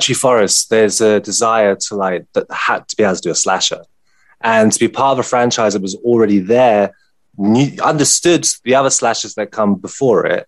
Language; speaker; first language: English; native; English